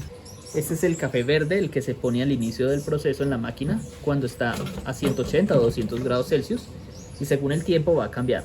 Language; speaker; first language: Spanish; native; Spanish